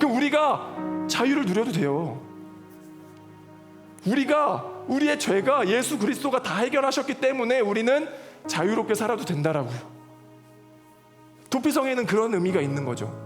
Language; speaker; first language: Korean; native; Korean